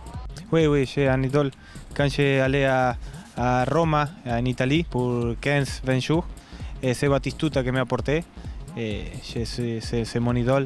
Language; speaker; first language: French; non-native, learner; Spanish